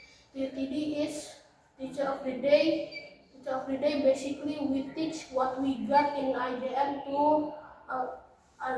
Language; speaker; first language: English; non-native, learner; Indonesian